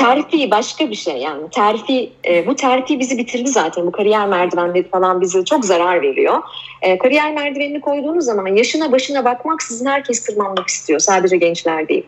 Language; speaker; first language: Turkish; native; Turkish